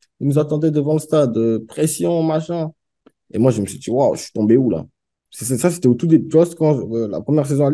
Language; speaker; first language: French; native; French